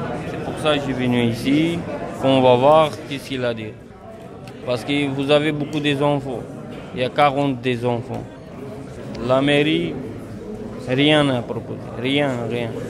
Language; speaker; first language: French; non-native, learner; Romanian